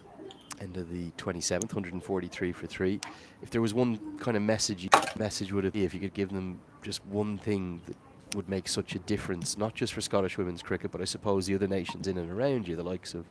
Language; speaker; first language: English; native; English